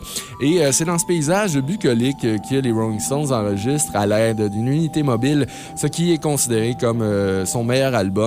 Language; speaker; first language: French; native; French